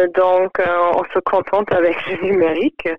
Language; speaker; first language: French; non-native, fluent; German